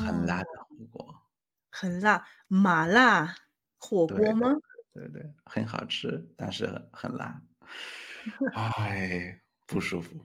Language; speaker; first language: Chinese; non-native, fluent; Spanish